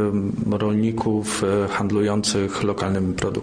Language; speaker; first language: Polish; native; Polish